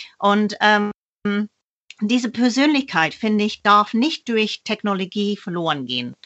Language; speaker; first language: German; non-native, fluent; English